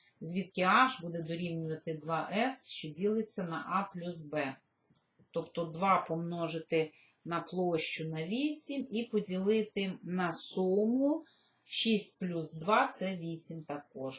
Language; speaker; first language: Ukrainian; native; Ukrainian